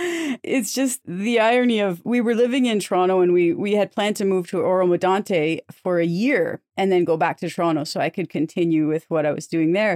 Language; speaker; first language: English; native; English